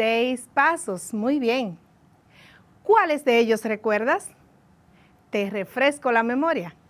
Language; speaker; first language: Spanish; native; Spanish